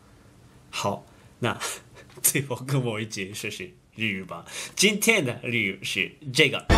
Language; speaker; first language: Chinese; non-native, fluent; Japanese